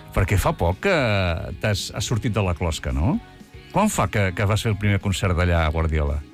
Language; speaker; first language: Catalan; native; Catalan